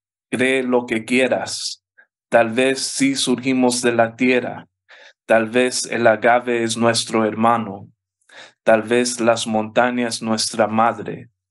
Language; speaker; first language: Spanish; early bilingual, heritage; Spanish